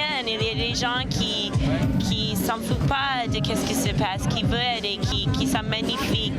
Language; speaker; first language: French; non-native, fluent; English